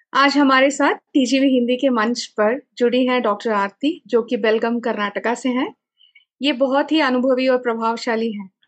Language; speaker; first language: Hindi; non-native, local second language; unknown